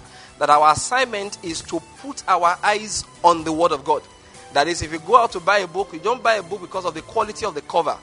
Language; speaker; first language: English; non-native, local second language; Igbo